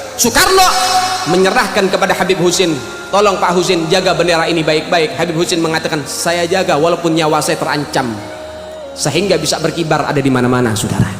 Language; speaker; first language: Indonesian; native; Indonesian